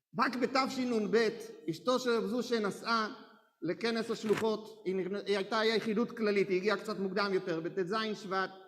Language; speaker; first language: Hebrew; native; Hebrew